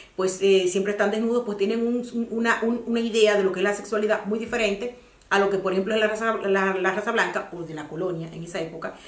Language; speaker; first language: Spanish; native; Spanish